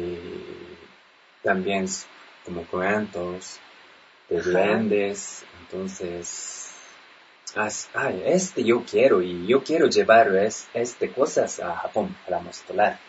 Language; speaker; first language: Spanish; non-native, learner; Japanese